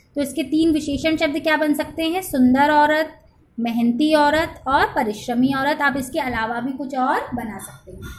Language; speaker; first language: Hindi; native; Hindi